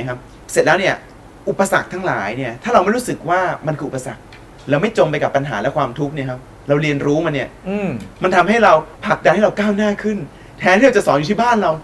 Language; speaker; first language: Thai; native; Thai